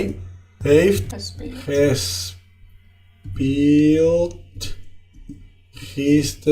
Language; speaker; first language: Dutch; non-native, learner; Spanish